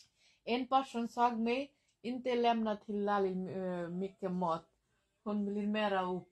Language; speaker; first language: Swedish; non-native, learner; Bangla